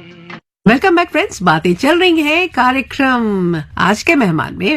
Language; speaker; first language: Hindi; native; Hindi